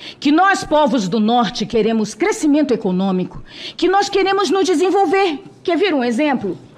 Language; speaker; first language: Portuguese; non-native, local second language; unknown